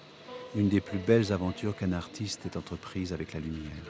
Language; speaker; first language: French; native; French